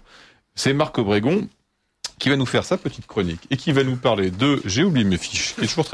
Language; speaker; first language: French; native; French